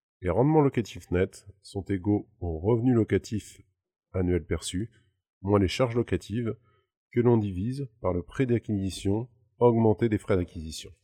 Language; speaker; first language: French; native; French